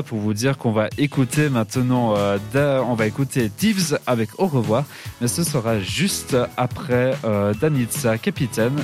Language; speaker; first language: French; native; French